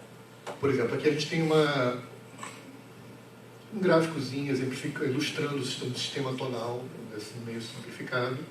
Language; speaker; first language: Portuguese; native; Portuguese